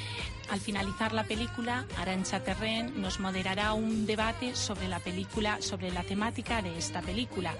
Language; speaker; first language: Spanish; native; Spanish